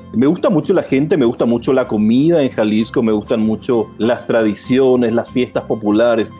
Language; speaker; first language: Spanish; native; Spanish